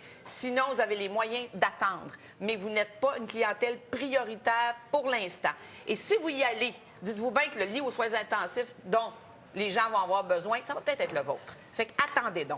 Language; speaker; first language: French; native; French